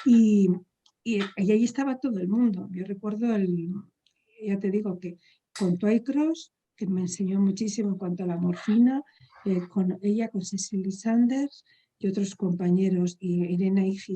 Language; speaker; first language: Spanish; native; Spanish